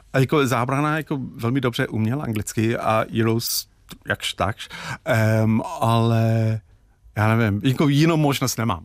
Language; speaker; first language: Czech; non-native, fluent; English